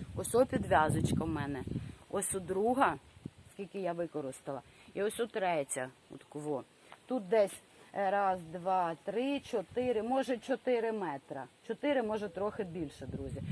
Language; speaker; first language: Ukrainian; native; Ukrainian